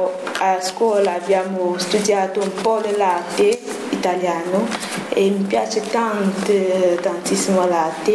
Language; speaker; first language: Italian; non-native, fluent; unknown